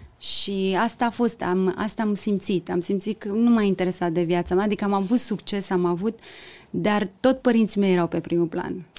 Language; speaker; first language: Romanian; early bilingual, heritage; Romanian